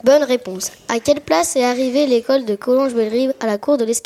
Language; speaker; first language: French; native; French